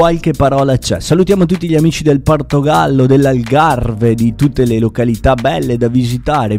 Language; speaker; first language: Italian; native; Italian